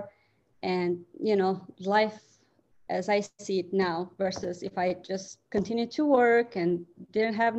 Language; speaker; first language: English; non-native, fluent; Albanian